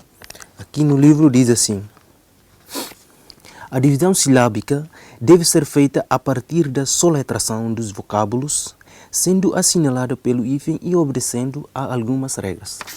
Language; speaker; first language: Portuguese; non-native, learner; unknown